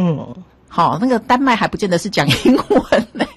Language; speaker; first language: Chinese; native; Chinese